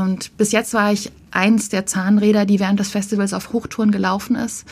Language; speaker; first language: German; native; German